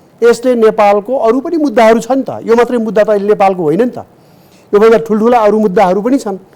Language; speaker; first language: Nepali; native; Nepali